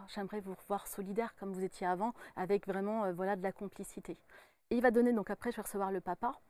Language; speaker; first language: French; native; French